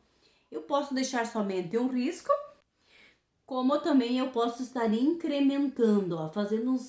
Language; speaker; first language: Portuguese; native; Portuguese